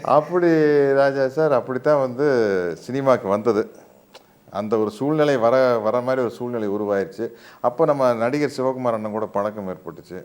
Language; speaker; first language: Tamil; native; Tamil